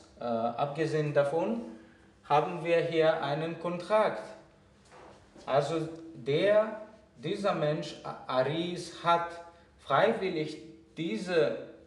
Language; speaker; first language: German; non-native, fluent; Greek